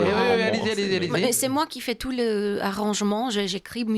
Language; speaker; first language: French; non-native, learner; English